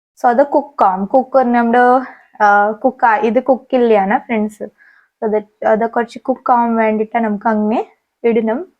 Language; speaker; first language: Malayalam; non-native, learner; Hindi